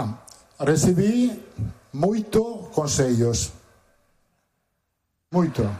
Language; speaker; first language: Portuguese; non-native, fluent; Italian